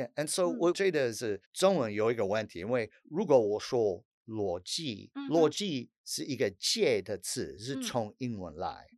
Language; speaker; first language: Chinese; non-native, fluent; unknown